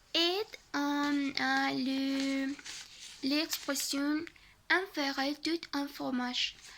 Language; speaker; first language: French; non-native, learner; Spanish